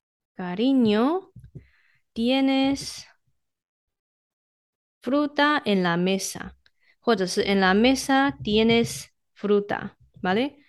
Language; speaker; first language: Spanish; non-native, fluent; Chinese